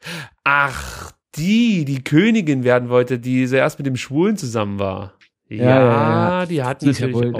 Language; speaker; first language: German; native; German